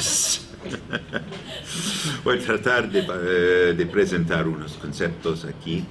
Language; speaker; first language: Spanish; non-native, learner; English